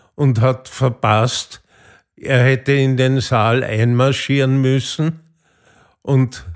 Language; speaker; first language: German; native; German